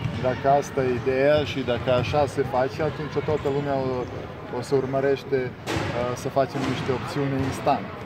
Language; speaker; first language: Romanian; non-native, fluent; Serbian